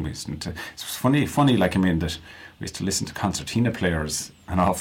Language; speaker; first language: English; native; English